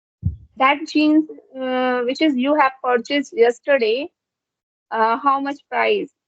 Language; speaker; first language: English; non-native, local second language; Hindi